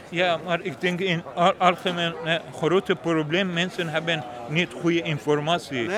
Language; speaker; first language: Dutch; non-native, learner; Persian